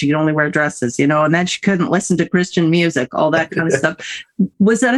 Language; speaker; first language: English; native; English